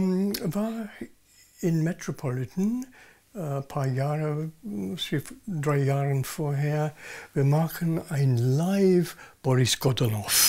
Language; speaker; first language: German; non-native, learner; English